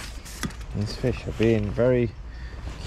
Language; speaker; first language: English; native; English